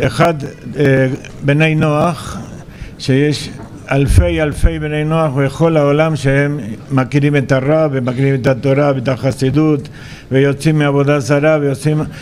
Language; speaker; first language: Hebrew; non-native, fluent; Spanish